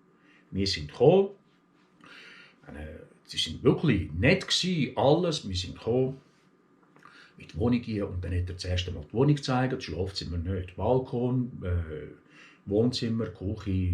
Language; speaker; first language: German; early bilingual, other home language; Turkish